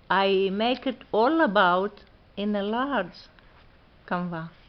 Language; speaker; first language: English; non-native, learner; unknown